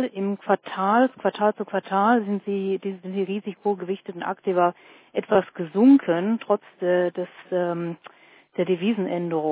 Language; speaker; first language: German; native; German